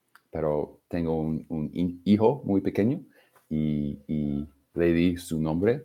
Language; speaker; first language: Spanish; non-native, fluent; English